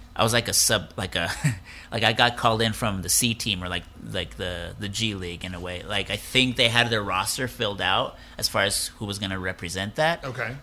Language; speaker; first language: English; early bilingual, other home language; Spanish